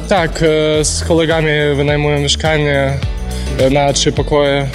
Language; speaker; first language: Polish; non-native, learner; Ukrainian